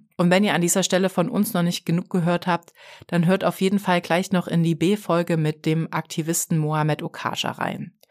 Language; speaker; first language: German; native; German